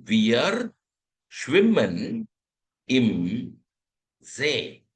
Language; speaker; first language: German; non-native, fluent; Telugu